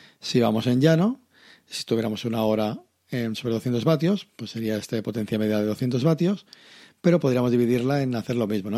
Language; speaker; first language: Spanish; native; Spanish